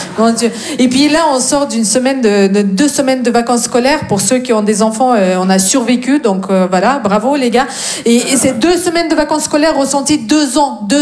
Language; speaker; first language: French; non-native, fluent; Russian